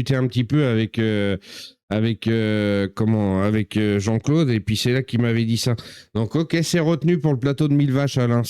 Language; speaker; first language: French; native; French